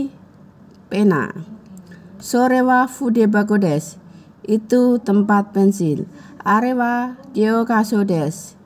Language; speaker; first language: Indonesian; native; Indonesian